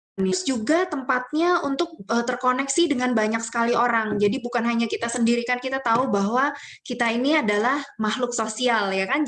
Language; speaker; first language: Indonesian; native; Indonesian